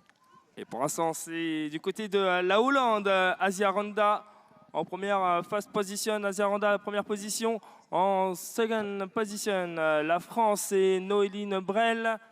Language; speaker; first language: French; native; French